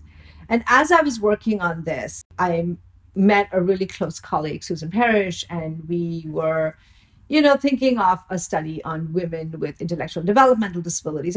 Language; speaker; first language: English; non-native, local second language; Bangla